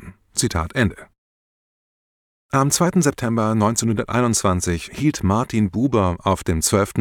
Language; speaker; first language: German; native; German